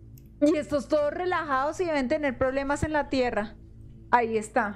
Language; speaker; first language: Spanish; native; Spanish